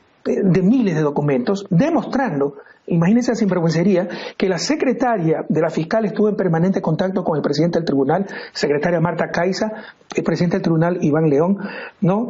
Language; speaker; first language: Spanish; native; Spanish